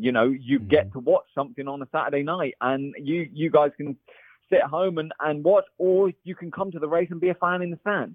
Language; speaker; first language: English; native; English